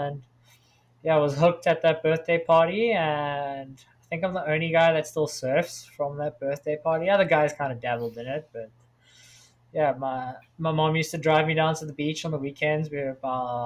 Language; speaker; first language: English; native; English